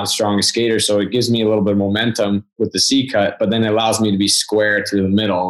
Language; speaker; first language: English; native; English